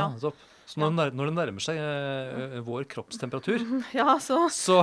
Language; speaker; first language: Norwegian; native; Norwegian